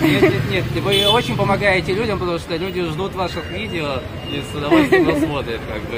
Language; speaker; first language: Russian; native; Russian